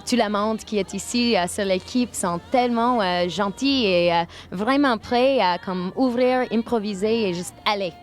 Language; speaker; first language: French; non-native, local second language; English